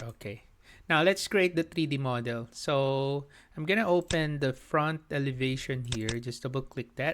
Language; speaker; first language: English; non-native, local second language; Filipino